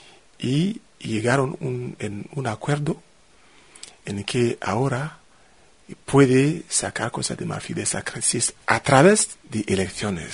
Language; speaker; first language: Spanish; non-native, fluent; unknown